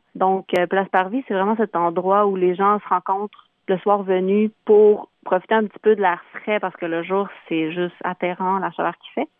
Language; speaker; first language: French; native; French